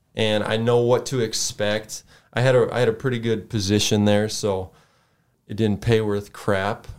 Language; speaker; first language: English; native; English